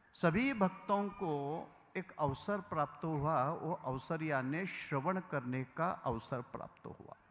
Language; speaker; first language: Hindi; non-native, local second language; Marathi